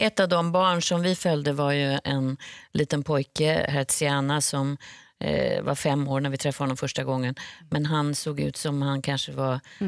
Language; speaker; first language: Swedish; native; Swedish